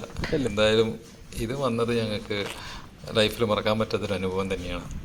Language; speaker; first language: Malayalam; native; Malayalam